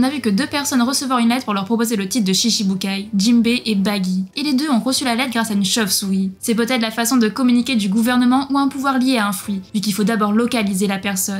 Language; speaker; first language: French; native; French